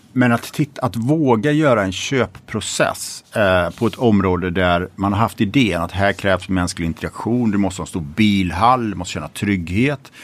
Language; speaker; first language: Swedish; native; Swedish